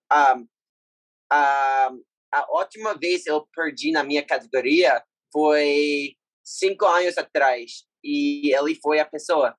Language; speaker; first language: Portuguese; non-native, learner; English